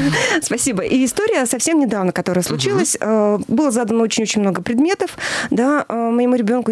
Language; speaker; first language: Russian; native; Russian